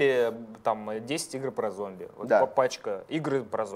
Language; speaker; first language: Russian; native; Russian